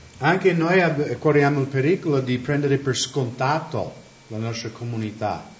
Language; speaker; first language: Italian; non-native, fluent; English